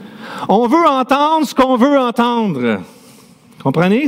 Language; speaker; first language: French; native; French